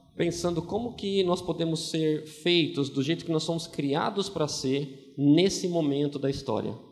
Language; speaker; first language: Portuguese; native; Portuguese